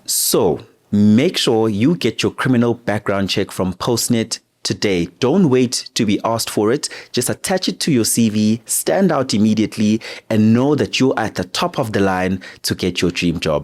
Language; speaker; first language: English; non-native, local second language; Zulu